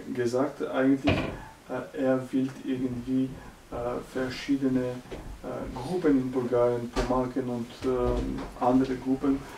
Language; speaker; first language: German; non-native, learner; Bulgarian